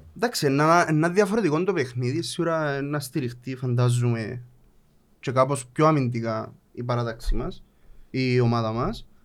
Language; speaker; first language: Greek; native; Greek